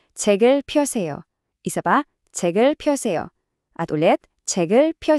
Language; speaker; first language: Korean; non-native, fluent; Filipino